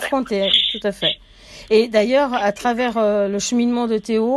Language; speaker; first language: French; native; French